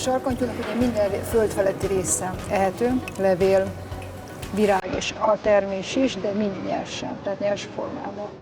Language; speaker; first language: Hungarian; native; Hungarian